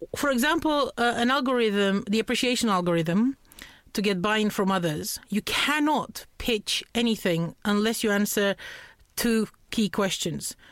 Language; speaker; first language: English; non-native, fluent; Romanian